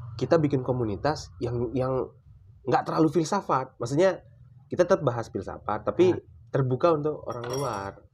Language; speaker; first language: Indonesian; non-native, local second language; Sasak